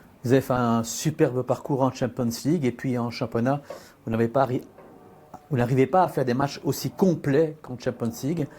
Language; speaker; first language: French; native; French